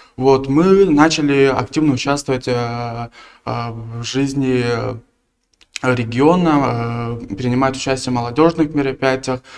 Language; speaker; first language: Russian; non-native, local second language; Tuvinian